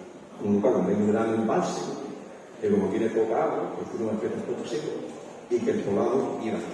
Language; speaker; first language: Spanish; native; Spanish